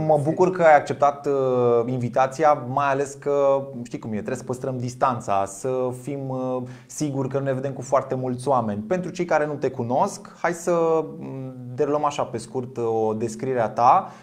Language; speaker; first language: Romanian; native; Romanian